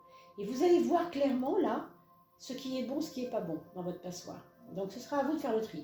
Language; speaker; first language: French; native; French